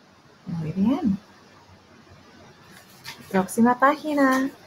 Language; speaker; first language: Spanish; early bilingual, heritage; Spanish